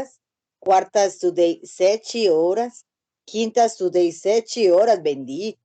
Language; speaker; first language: Portuguese; non-native, learner; Spanish